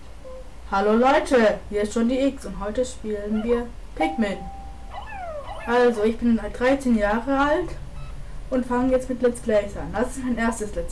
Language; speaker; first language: German; native; German